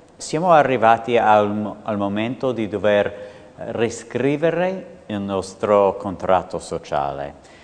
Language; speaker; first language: Italian; non-native, fluent; English